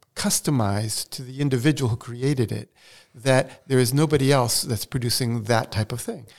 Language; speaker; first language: English; early bilingual, other home language; Portuguese